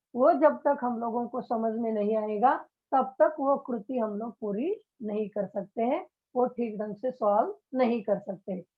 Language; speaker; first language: Hindi; non-native, local second language; Marathi